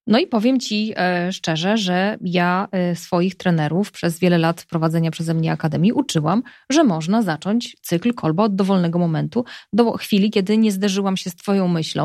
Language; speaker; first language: Polish; native; Polish